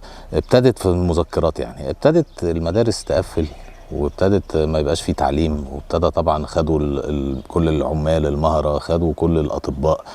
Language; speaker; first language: Arabic; native; Arabic